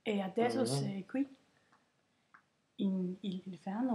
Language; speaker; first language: Italian; non-native, learner; Danish